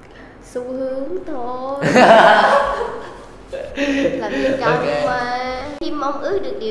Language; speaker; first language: Vietnamese; native; Vietnamese